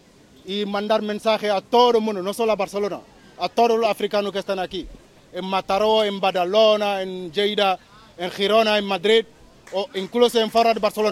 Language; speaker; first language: Spanish; non-native, learner; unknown